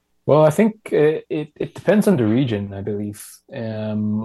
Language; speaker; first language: English; non-native, local second language; Filipino